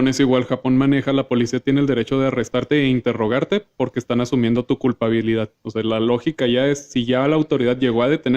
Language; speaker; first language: Spanish; native; Spanish